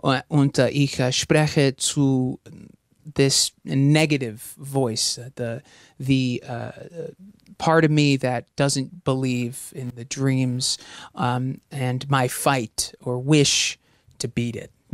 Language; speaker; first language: English; early bilingual, other home language; German